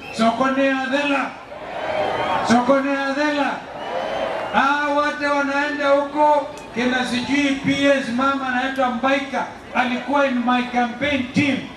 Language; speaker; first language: Swahili; non-native, local second language; Kamba